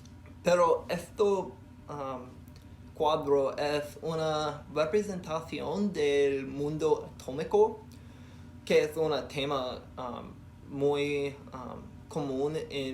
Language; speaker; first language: Spanish; non-native, learner; English